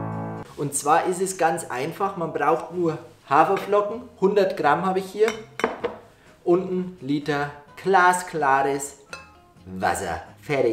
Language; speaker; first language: German; native; German